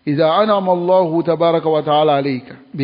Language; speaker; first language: Arabic; non-native, fluent; French